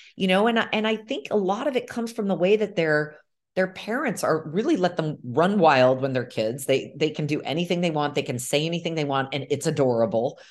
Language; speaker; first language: English; native; English